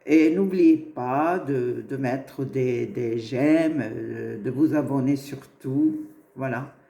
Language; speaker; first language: French; non-native, local second language; Arabic